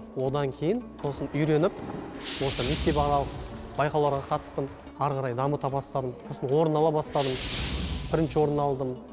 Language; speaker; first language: Kazakh; non-native, local second language; Russian